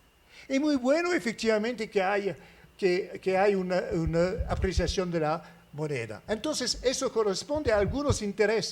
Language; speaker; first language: Spanish; non-native, fluent; French